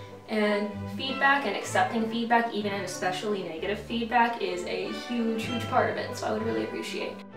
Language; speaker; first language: English; native; English